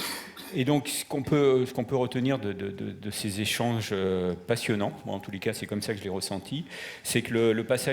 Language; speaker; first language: French; native; French